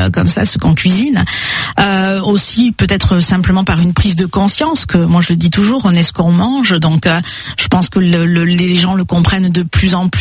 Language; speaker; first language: French; native; French